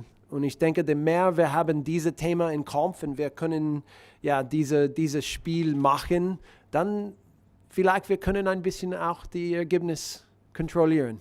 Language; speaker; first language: German; non-native, learner; English